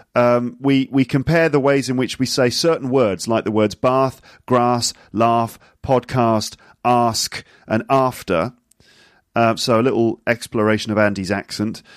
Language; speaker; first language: English; native; English